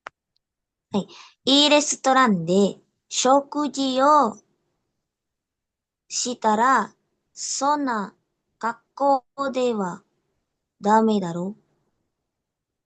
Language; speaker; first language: Japanese; non-native, learner; Indonesian